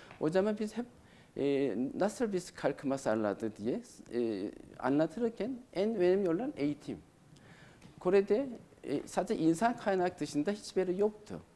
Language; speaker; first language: Turkish; non-native, learner; Korean